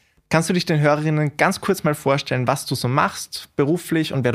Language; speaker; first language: German; native; German